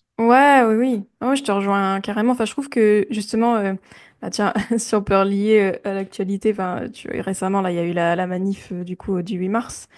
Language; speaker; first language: French; native; French